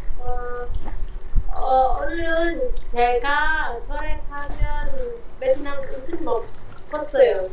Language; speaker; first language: Korean; non-native, learner; Vietnamese